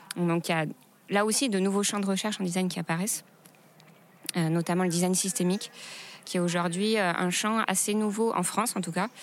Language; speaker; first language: French; native; French